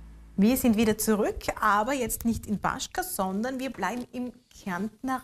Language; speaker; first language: German; native; German